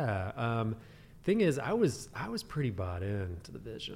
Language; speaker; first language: English; native; English